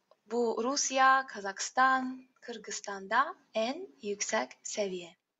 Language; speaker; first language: Turkish; non-native, learner; Russian